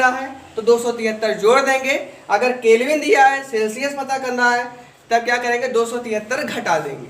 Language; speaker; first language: Hindi; native; Hindi